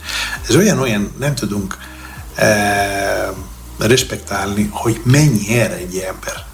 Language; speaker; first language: Hungarian; non-native, learner; Greek